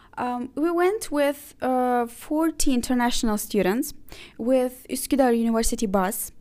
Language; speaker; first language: English; non-native, fluent; Azerbaijani